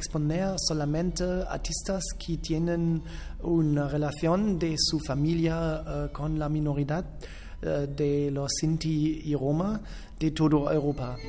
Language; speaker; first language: Spanish; non-native, fluent; German